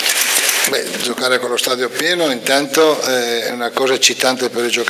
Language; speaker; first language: Italian; native; Italian